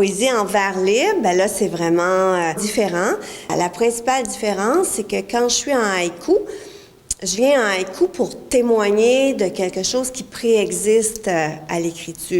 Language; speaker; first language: French; native; French